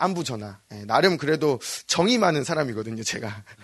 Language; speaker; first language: Korean; native; Korean